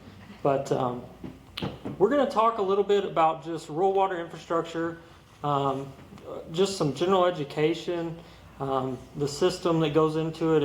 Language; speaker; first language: English; native; English